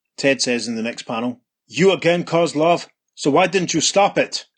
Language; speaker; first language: English; native; English